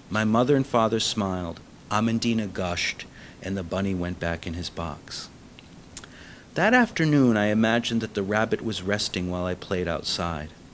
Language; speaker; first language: English; early bilingual, other home language; Italian